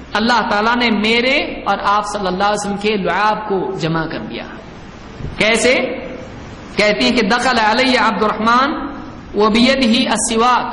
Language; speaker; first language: Urdu; native; Urdu